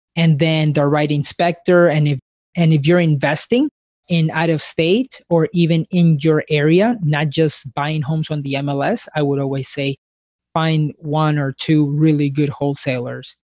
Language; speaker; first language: English; early bilingual, other home language; Spanish